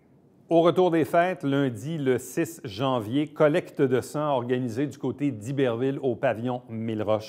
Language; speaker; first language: French; native; French